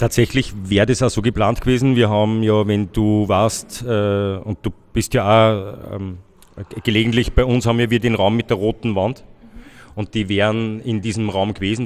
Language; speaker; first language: German; native; German